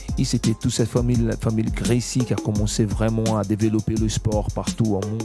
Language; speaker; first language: French; non-native, fluent; Portuguese